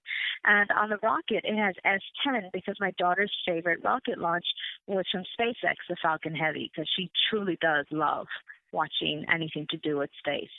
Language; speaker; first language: English; native; English